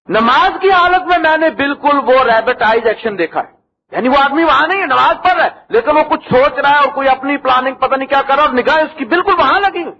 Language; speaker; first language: Urdu; native; Urdu